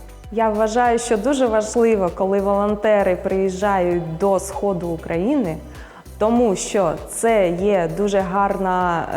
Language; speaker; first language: Ukrainian; non-native, local second language; Russian